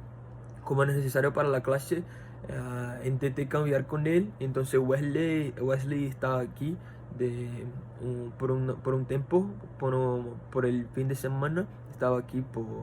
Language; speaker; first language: Spanish; non-native, fluent; Portuguese